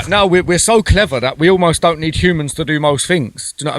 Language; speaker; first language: English; native; English